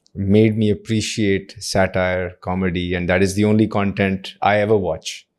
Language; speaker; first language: English; non-native, local second language; Urdu